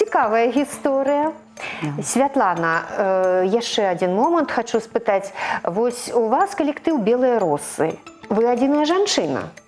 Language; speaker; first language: Belarusian; native; Belarusian